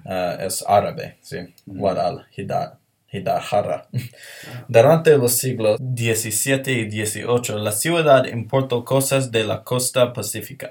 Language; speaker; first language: Spanish; non-native, learner; English